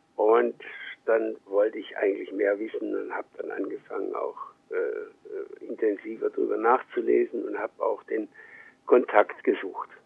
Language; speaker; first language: German; early bilingual, heritage; German